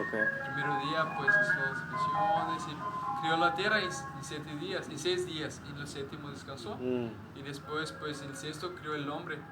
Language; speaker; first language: Spanish; native; Spanish